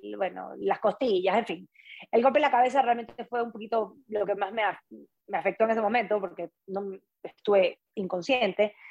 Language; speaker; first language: Spanish; native; Spanish